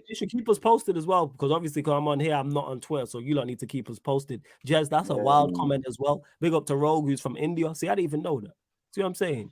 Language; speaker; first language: English; native; English